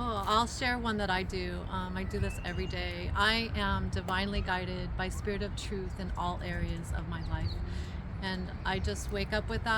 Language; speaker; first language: English; native; English